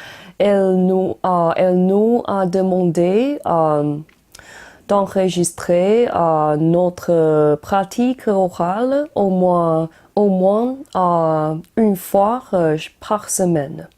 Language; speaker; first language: French; non-native, learner; Chinese